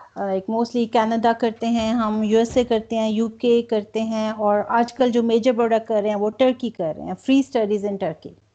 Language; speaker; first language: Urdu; non-native, local second language; Punjabi